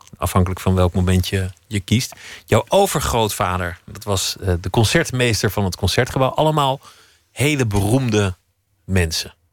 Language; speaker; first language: Dutch; native; Dutch